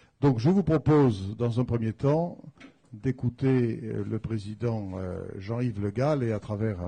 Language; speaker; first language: French; native; French